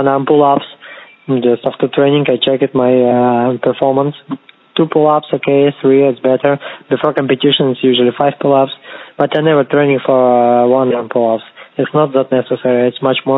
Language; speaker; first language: English; non-native, learner; Kazakh